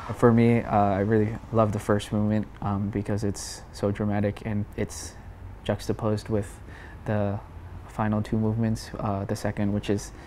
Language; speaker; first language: English; native; English